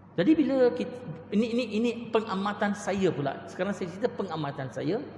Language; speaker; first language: Malay; non-native, local second language; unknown